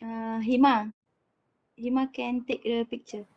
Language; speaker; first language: English; non-native, local second language; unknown